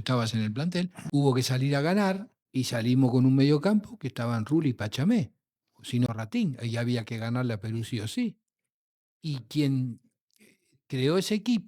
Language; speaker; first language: Spanish; native; Spanish